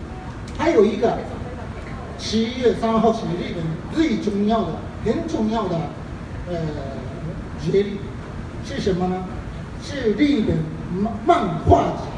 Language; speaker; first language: Chinese; non-native, fluent; Japanese